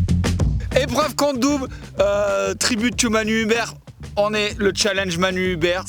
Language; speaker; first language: French; native; French